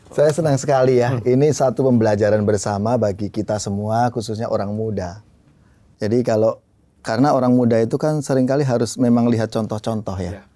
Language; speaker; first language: Indonesian; native; Indonesian